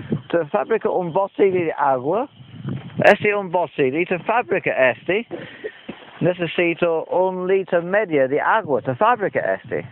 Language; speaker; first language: Spanish; non-native, learner; English